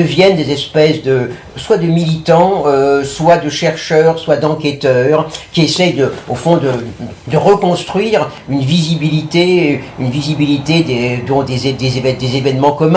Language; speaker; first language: French; native; French